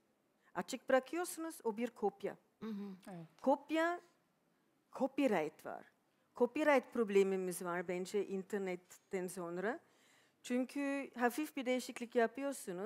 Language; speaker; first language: Turkish; non-native, fluent; German